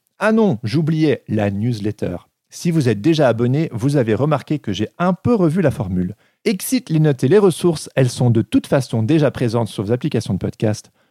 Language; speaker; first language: French; native; French